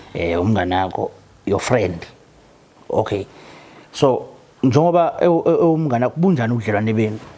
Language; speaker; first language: Zulu; native; Zulu